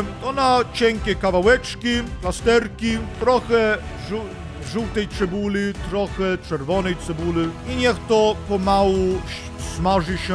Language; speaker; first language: Polish; non-native, learner; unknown